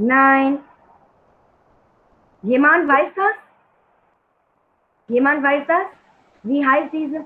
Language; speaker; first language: German; non-native, learner; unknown